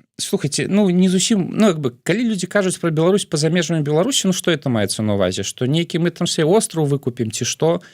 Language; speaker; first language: Belarusian; non-native, local second language; Russian